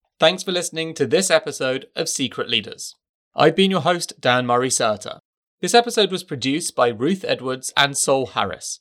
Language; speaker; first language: English; native; English